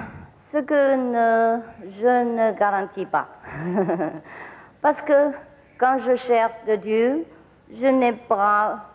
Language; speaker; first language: French; non-native, learner; Vietnamese